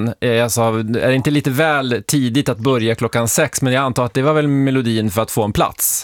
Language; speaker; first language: Swedish; native; Swedish